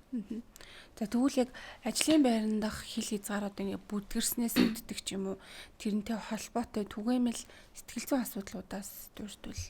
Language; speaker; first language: Mongolian; native; Mongolian